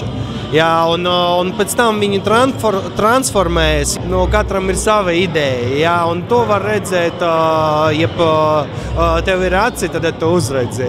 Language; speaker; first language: Latvian; non-native, local second language; Russian